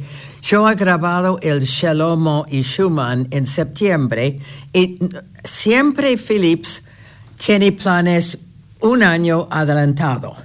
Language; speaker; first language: Spanish; non-native, fluent; English